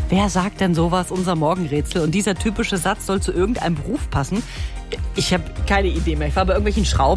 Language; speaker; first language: German; native; German